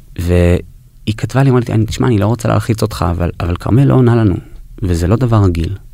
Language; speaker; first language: Hebrew; early bilingual, heritage; Hebrew